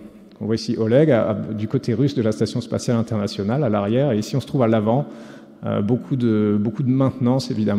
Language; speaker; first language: French; native; French